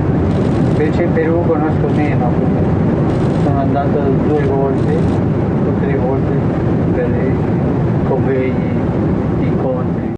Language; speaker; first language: Italian; early bilingual, heritage; Spanish